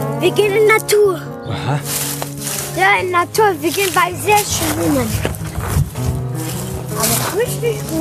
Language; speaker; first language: German; early bilingual, other home language; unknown